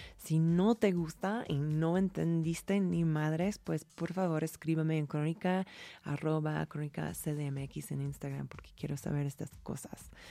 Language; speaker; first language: Spanish; non-native, fluent; English